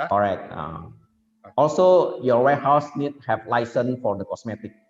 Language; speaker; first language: English; non-native, fluent; Indonesian